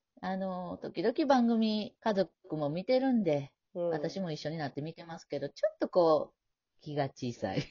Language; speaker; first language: Japanese; native; Japanese